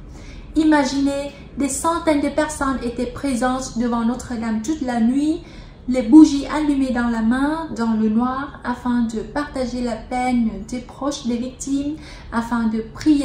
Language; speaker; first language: French; non-native, fluent; Vietnamese